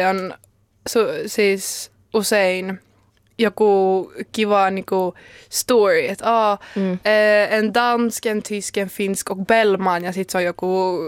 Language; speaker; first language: Finnish; early bilingual, heritage; Finnish